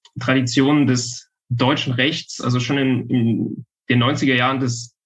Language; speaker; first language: German; native; German